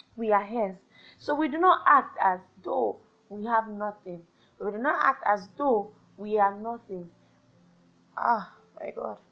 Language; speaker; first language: English; non-native, local second language; Yoruba